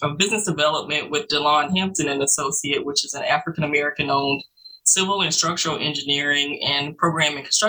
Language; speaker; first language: English; native; English